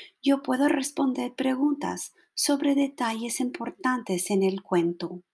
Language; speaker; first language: Spanish; non-native, fluent; English